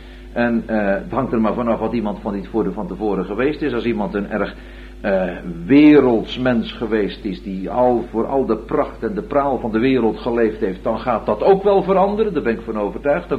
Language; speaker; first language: Dutch; native; Dutch